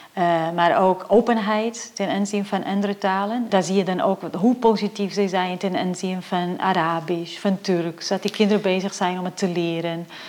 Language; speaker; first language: Dutch; non-native, fluent; Portuguese